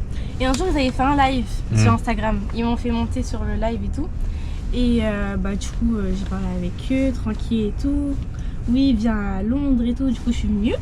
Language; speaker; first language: French; native; French